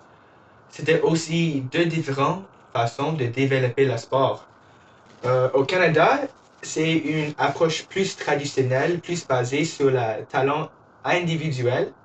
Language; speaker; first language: French; non-native, learner; English